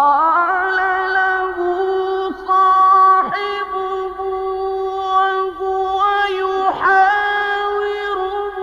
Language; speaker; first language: Arabic; native; Arabic